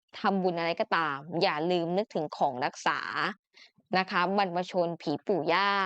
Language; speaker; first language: Thai; native; Thai